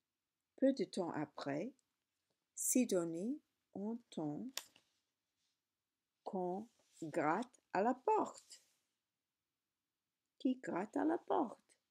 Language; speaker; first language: French; non-native, learner; English